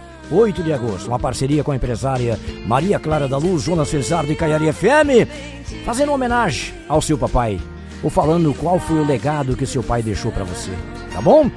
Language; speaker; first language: Portuguese; native; Portuguese